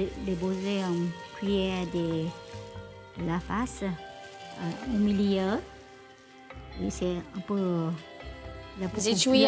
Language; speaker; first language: French; non-native, learner; Vietnamese